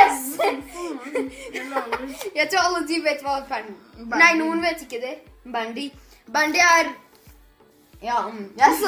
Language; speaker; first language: Norwegian; non-native, fluent; Arabic